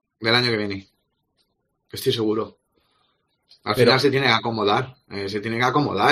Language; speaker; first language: Spanish; native; Spanish